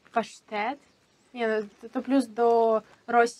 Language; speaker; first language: Polish; non-native, fluent; Russian